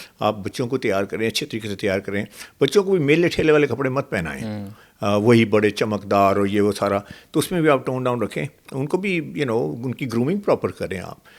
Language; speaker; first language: Urdu; native; Urdu